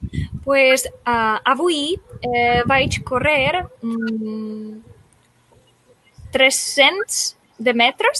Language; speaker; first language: Catalan; non-native, learner; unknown